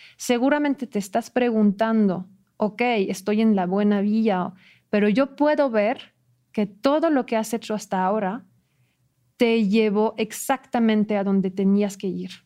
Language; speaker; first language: Spanish; non-native, fluent; French